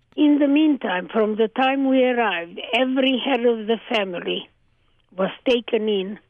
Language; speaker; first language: English; early bilingual, other home language; Hungarian